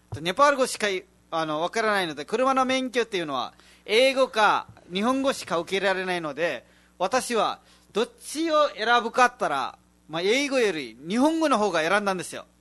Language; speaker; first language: Japanese; non-native, fluent; Nepali